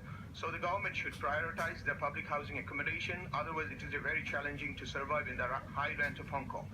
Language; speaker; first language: English; non-native, local second language; Bangla